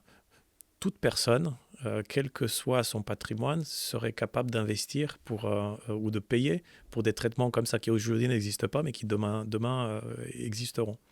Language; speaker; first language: French; native; French